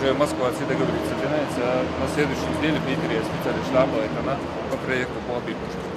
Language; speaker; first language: Russian; non-native, local second language; Chechen